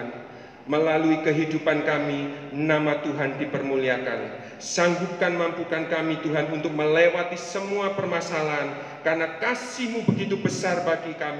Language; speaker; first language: Malay; native; Malay